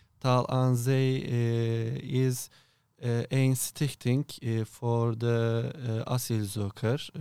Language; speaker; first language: Dutch; non-native, learner; Turkish